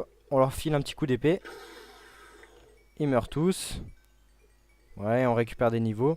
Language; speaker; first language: French; native; French